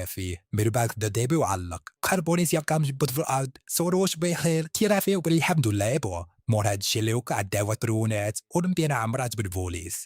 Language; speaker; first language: Arabic; native; Arabic